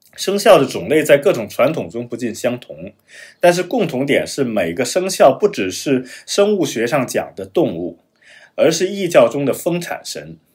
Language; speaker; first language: Chinese; non-native, fluent; German